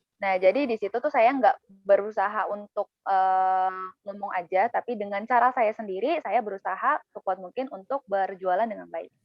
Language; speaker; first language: Indonesian; native; Indonesian